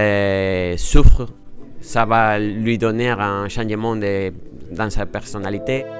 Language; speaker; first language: French; non-native, fluent; Spanish